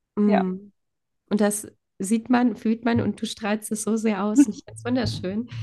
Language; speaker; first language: German; early bilingual, other home language; Polish